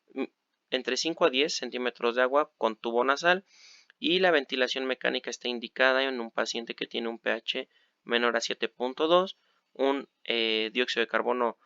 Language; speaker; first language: Spanish; native; Spanish